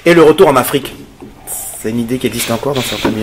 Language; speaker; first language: French; native; French